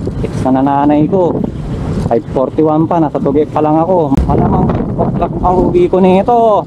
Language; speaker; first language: Filipino; non-native, local second language; Iloko